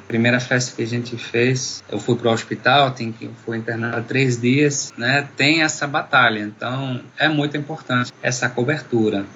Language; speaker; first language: Portuguese; non-native, fluent; Dutch